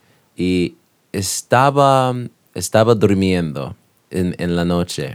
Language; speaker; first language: Spanish; non-native, learner; English